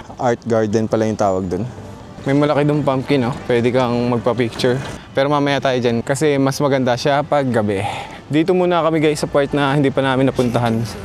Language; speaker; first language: Filipino; native; Filipino